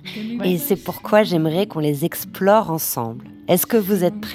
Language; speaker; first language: French; native; French